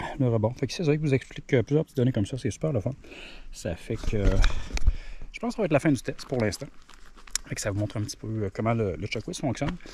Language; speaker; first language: French; native; French